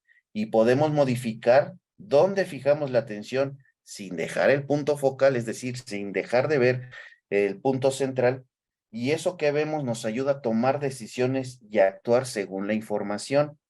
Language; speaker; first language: Spanish; native; Spanish